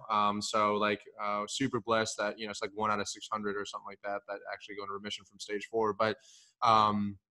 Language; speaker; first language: English; early bilingual, other home language; Hindi